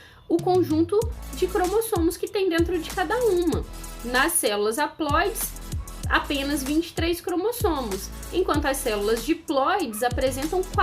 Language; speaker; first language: Portuguese; native; Portuguese